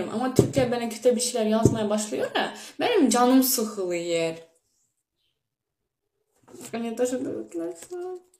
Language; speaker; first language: Turkish; early bilingual, heritage; Turkish